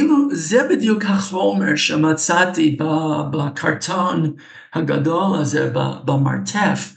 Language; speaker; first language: Hebrew; non-native, fluent; English